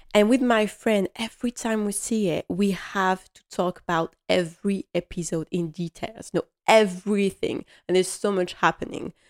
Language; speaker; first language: English; non-native, fluent; French